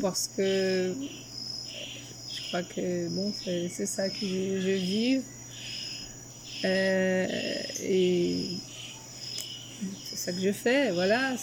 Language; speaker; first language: French; non-native, fluent; Portuguese